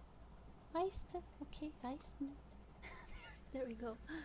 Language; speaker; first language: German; non-native, learner; English